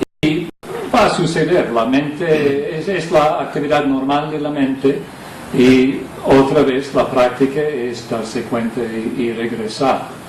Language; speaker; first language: Spanish; non-native, fluent; English